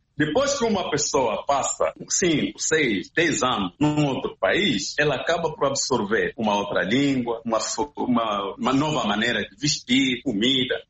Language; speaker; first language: Portuguese; native; Portuguese